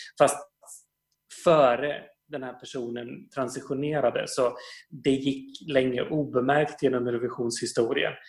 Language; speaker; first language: Swedish; native; Swedish